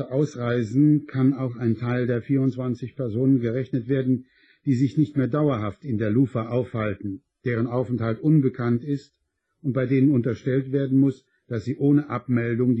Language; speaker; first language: German; native; German